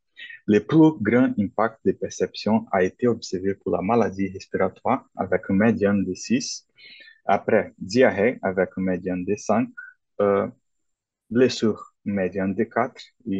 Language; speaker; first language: French; non-native, fluent; Portuguese